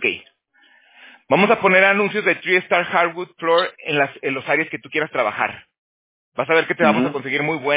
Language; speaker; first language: Spanish; native; Spanish